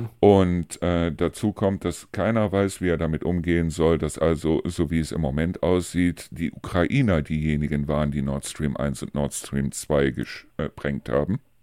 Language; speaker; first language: German; native; German